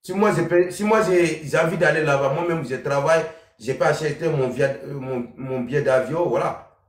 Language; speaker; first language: French; non-native, local second language; Bambara